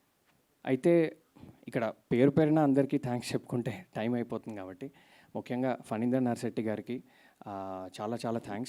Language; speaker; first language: Telugu; native; Telugu